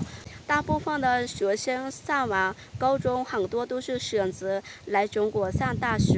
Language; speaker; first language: Chinese; non-native, fluent; Lao